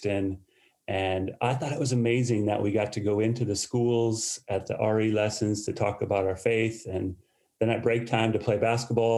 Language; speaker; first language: English; native; English